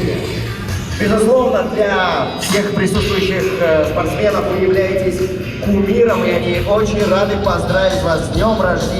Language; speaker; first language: Russian; native; Russian